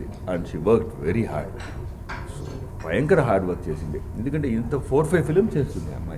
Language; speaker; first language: Telugu; non-native, fluent; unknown